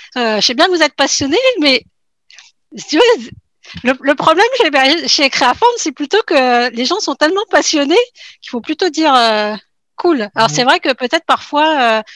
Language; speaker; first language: French; native; French